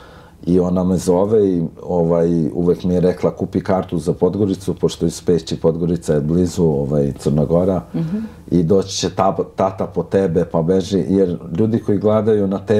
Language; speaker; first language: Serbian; non-native, local second language; Albanian